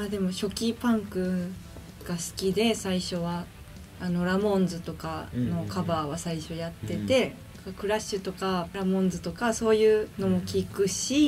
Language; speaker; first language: Japanese; native; Japanese